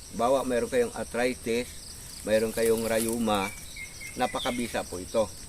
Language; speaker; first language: Filipino; non-native, local second language; Hiligaynon